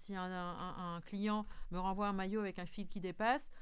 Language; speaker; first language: French; native; French